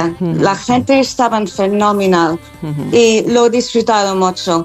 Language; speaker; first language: Spanish; non-native, fluent; English